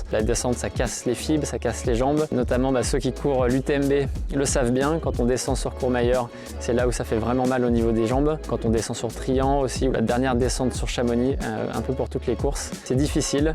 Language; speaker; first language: French; native; French